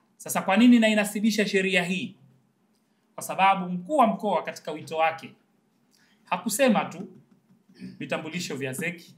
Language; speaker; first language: Swahili; native; Swahili